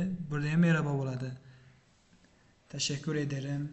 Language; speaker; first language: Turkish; non-native, fluent; Uzbek